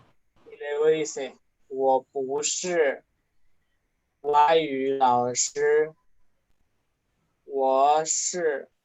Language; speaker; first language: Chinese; non-native, fluent; Spanish